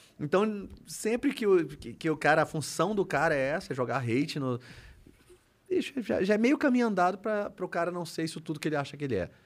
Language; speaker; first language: Portuguese; native; Portuguese